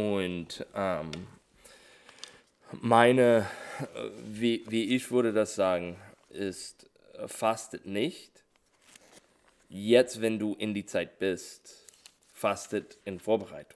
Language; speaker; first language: German; non-native, fluent; English